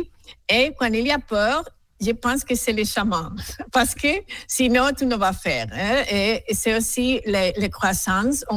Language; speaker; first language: French; non-native, fluent; Spanish